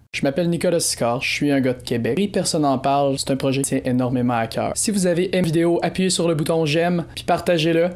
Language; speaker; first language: French; native; French